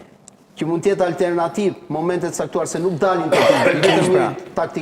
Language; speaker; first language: Albanian; native; Albanian